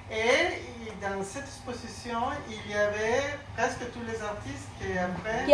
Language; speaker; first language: French; non-native, learner; Spanish